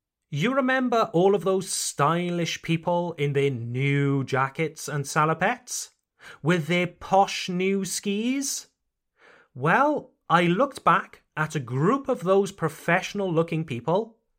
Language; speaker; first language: English; native; English